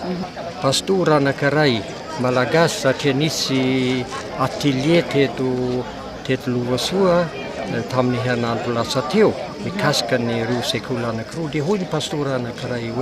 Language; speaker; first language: Malagasy; non-native, fluent; Norwegian